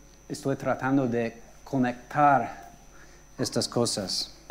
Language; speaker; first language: Spanish; non-native, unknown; English